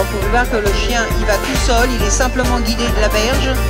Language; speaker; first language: French; native; French